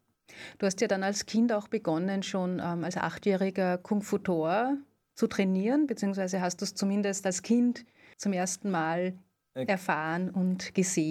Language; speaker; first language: German; native; German